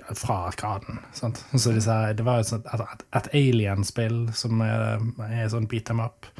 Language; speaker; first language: Norwegian; native; Norwegian